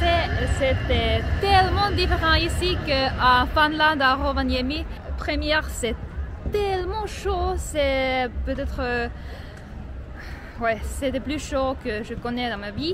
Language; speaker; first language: French; non-native, fluent; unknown